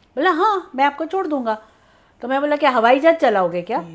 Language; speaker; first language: Hindi; non-native, local second language; Marathi